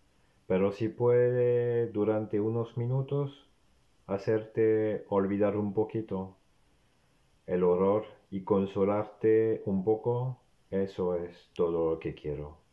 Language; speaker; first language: Spanish; non-native, fluent; French